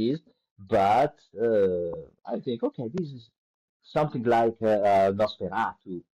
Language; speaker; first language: English; non-native, learner; Italian